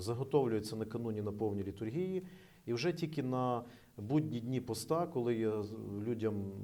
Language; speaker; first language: Ukrainian; native; Ukrainian